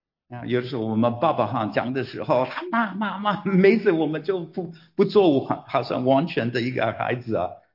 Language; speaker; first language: Chinese; non-native, fluent; English